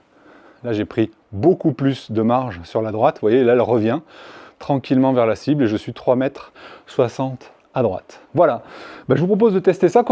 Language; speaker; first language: French; native; French